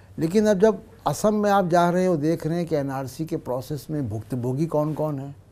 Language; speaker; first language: Hindi; native; Hindi